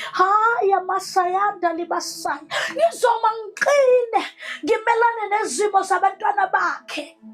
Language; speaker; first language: Zulu; non-native, local second language; Southern Sotho